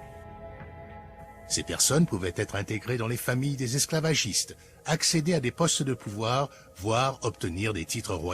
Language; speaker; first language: French; native; French